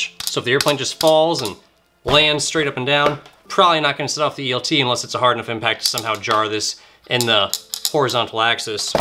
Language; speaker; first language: English; native; English